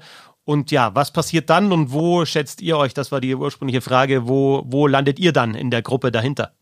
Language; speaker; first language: German; native; German